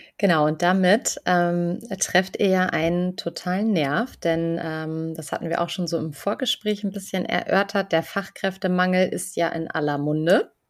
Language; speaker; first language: German; native; German